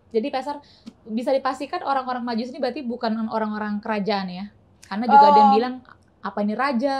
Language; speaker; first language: Indonesian; native; Indonesian